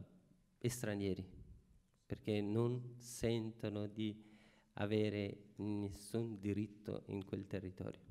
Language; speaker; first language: Italian; non-native, fluent; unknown